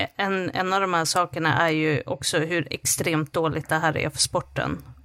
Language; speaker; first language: Swedish; native; Swedish